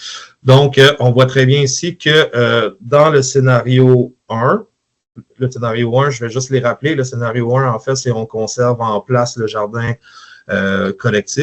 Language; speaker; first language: French; native; French